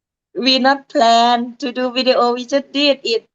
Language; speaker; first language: English; non-native, learner; Thai